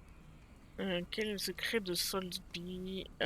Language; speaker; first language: French; native; French